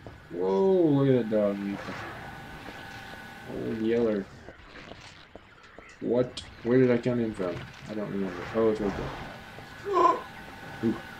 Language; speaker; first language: English; native; English